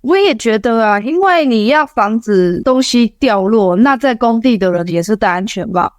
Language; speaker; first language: Chinese; native; Chinese